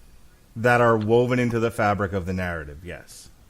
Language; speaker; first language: English; native; English